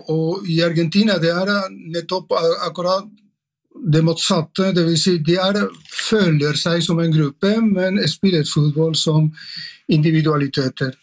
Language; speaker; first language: Norwegian; non-native, fluent; Spanish